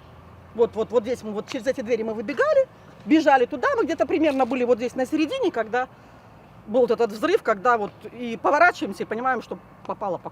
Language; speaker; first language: Russian; native; Russian